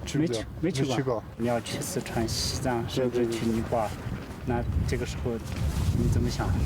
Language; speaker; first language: Chinese; native; Chinese